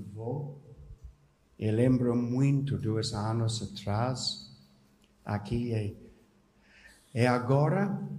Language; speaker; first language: Portuguese; non-native, learner; English